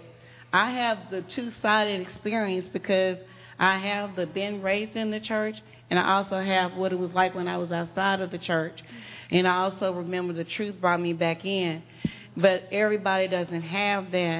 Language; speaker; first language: English; native; English